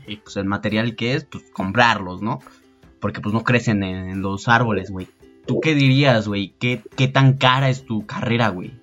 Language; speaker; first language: Spanish; native; Spanish